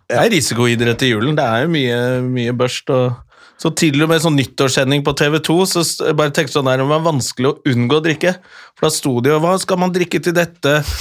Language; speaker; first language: Norwegian; native; Norwegian